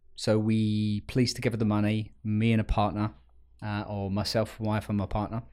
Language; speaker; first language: English; native; English